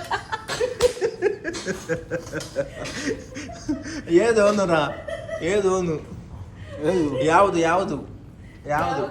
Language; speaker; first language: Kannada; native; Kannada